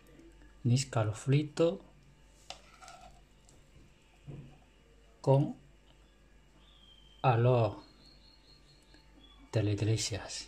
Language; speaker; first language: Spanish; non-native, learner; Chinese